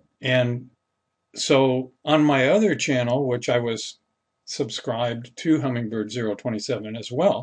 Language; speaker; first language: English; native; English